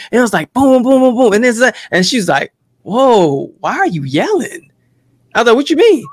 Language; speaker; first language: English; native; English